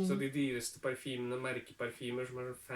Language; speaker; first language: Norwegian; non-native, fluent; Lithuanian